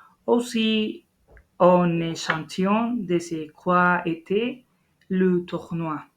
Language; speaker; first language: French; non-native, learner; Spanish